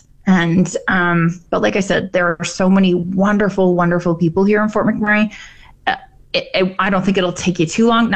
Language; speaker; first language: English; native; English